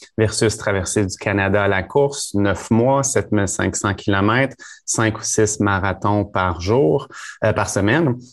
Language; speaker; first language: French; native; French